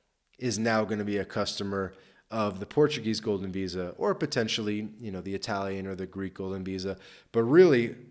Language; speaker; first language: English; native; English